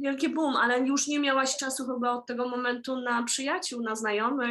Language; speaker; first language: Polish; native; Polish